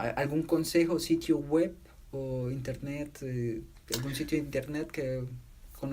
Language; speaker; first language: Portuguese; non-native, learner; Spanish